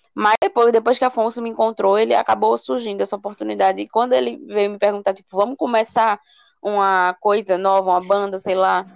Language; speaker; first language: Portuguese; native; Portuguese